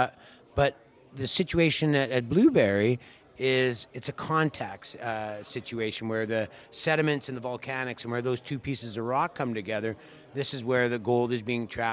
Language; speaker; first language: English; native; English